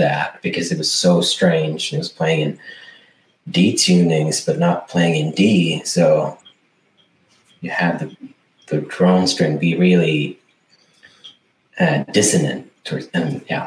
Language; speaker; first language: English; non-native, fluent; Swedish